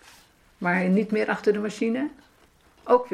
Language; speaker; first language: Dutch; native; Dutch